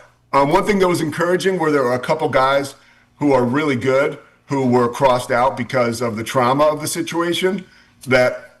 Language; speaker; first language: English; native; English